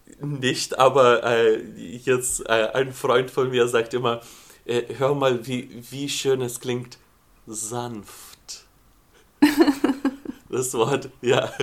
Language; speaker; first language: German; non-native, fluent; Lithuanian